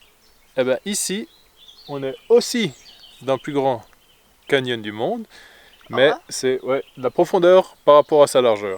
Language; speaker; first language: French; native; French